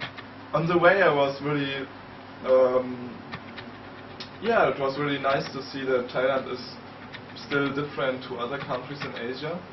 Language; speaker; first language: English; non-native, fluent; German